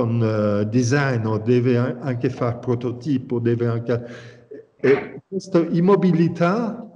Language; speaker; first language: Italian; non-native, learner; French